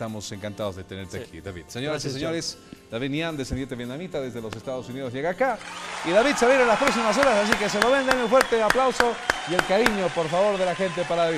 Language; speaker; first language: Spanish; native; Spanish